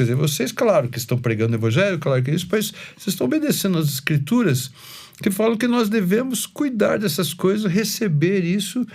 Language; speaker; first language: Portuguese; native; Portuguese